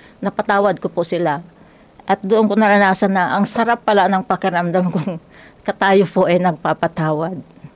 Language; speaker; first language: Filipino; native; Filipino